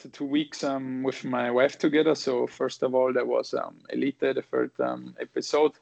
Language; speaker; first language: English; non-native, fluent; German